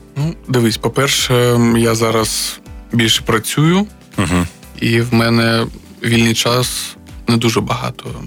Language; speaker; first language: Ukrainian; non-native, local second language; Russian